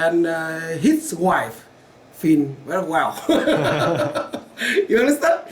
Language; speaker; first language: English; non-native, learner; Vietnamese